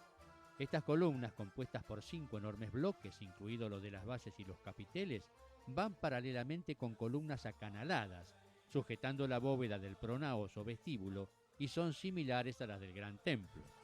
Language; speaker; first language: Spanish; native; Spanish